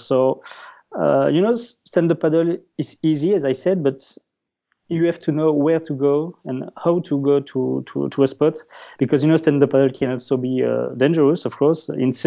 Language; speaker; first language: English; non-native, fluent; French